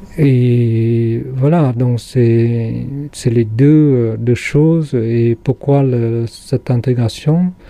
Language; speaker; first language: French; non-native, fluent; Khmer